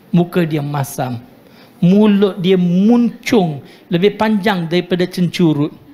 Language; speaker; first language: Malay; non-native, local second language; Tamil